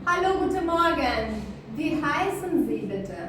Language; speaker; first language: German; non-native, fluent; Albanian